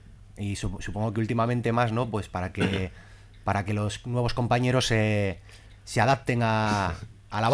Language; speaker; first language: Spanish; native; Spanish